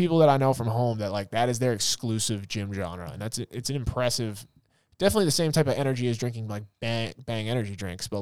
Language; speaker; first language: English; native; English